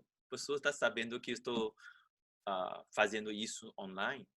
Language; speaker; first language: Portuguese; non-native, fluent; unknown